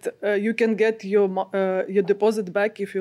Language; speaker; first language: English; non-native, learner; Ukrainian